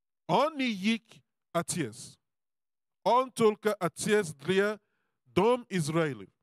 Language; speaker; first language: Russian; non-native, learner; English